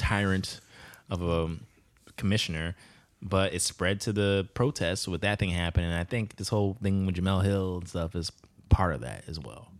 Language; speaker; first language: English; native; English